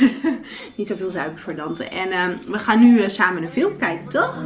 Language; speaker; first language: Dutch; native; Dutch